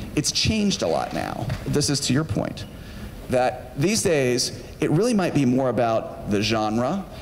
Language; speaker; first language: English; native; English